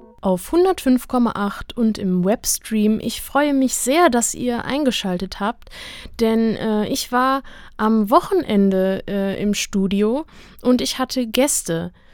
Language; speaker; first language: German; native; German